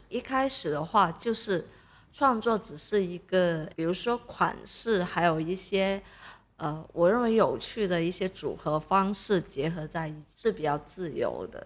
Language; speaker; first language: Chinese; non-native, local second language; Cantonese